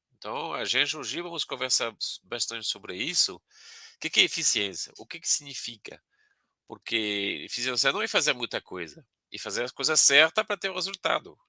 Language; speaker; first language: Portuguese; non-native, fluent; French